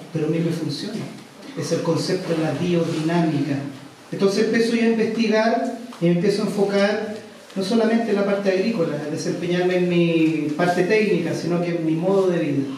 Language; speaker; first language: Spanish; native; Spanish